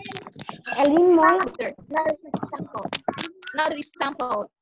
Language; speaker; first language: English; non-native, fluent; Indonesian